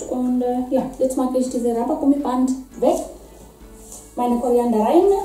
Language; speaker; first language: German; non-native, fluent; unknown